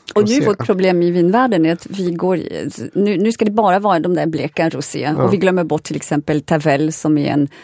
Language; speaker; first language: Swedish; non-native, fluent; French